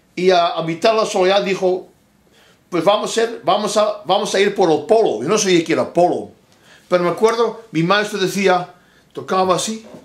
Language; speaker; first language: Spanish; non-native, fluent; Dutch